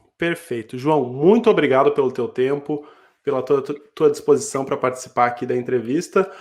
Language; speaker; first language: Portuguese; native; Portuguese